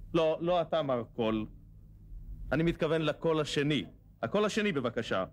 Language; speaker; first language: Hebrew; native; Hebrew